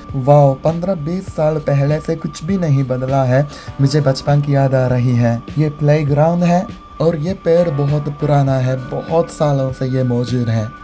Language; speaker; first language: Hindi; non-native, fluent; Japanese